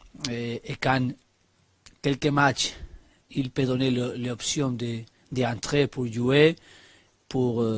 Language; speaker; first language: French; non-native, learner; Spanish